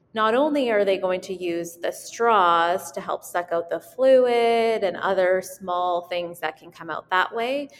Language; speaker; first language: English; native; English